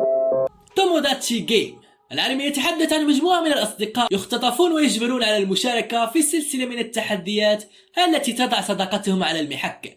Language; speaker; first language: Arabic; native; Arabic